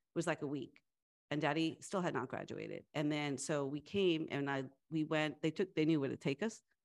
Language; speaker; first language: English; early bilingual, other home language; Spanish